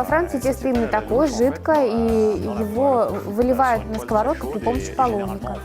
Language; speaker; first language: Russian; native; Russian